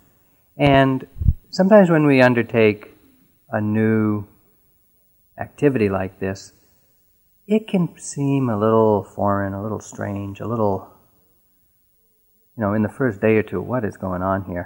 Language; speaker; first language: English; native; English